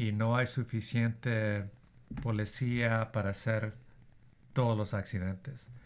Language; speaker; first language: Spanish; early bilingual, heritage; Spanish